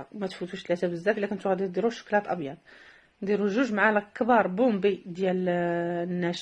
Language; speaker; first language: Arabic; native; Arabic